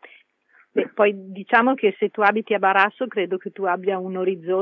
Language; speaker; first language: Italian; native; Italian